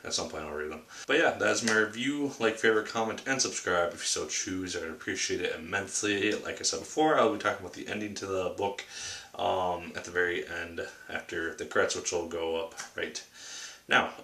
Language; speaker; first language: English; native; English